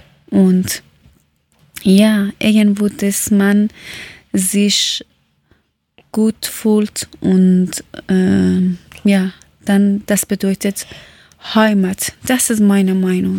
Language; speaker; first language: German; non-native, learner; Persian